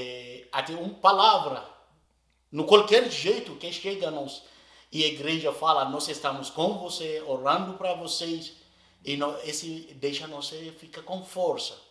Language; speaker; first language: Portuguese; non-native, learner; Arabic